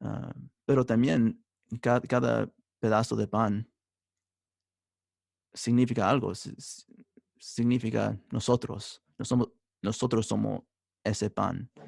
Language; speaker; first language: Spanish; early bilingual, heritage; Spanish